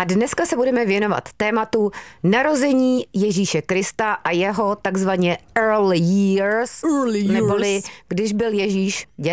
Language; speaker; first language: Czech; native; Czech